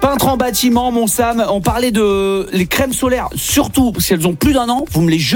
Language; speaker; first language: French; native; French